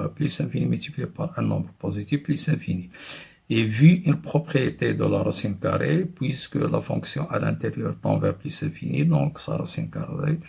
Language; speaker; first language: French; non-native, local second language; Arabic